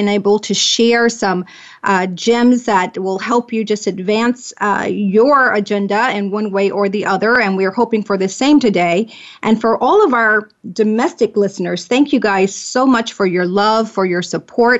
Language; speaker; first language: English; native; English